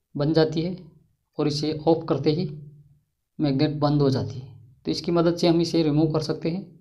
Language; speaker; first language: Hindi; native; Hindi